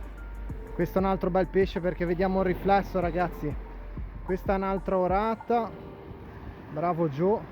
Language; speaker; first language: Italian; native; Italian